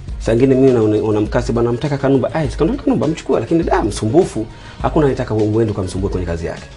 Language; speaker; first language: Swahili; native; Swahili